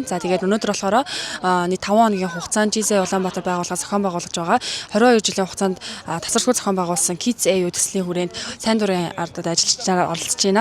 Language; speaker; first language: Mongolian; native; Mongolian